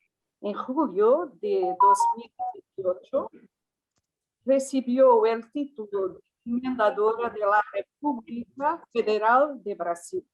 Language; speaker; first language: Spanish; non-native, fluent; Portuguese